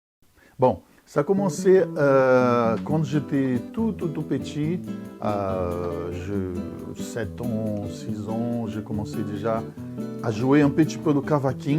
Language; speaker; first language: French; non-native, fluent; Portuguese